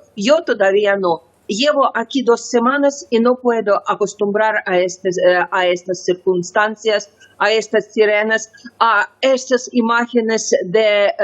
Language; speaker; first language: Spanish; non-native, learner; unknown